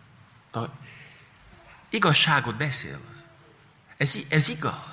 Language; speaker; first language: Hungarian; non-native, fluent; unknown